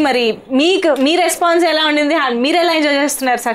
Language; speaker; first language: Telugu; native; Telugu